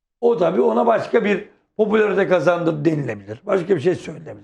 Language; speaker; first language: Turkish; native; Turkish